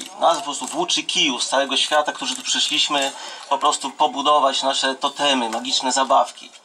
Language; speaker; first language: Polish; native; Polish